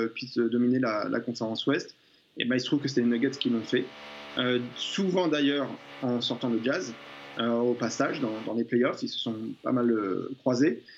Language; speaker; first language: French; native; French